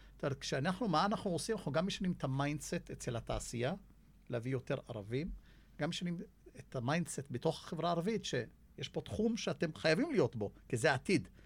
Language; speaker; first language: Hebrew; non-native, local second language; Arabic